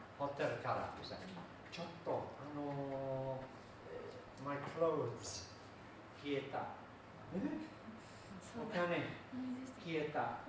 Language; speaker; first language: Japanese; non-native, learner; English